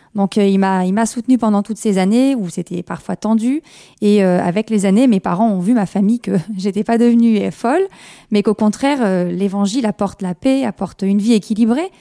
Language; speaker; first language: French; early bilingual, other home language; Kabyle